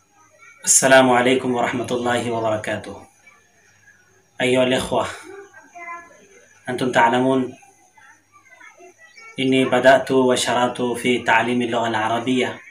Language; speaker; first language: Arabic; non-native, fluent; Urdu